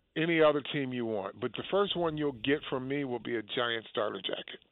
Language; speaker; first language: English; native; English